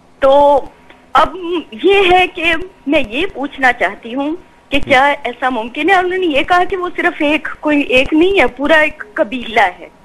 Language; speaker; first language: Urdu; native; Urdu